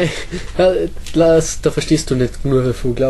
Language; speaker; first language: German; native; German